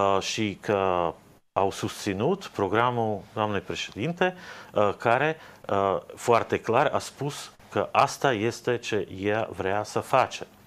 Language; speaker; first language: Romanian; non-native, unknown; Slovak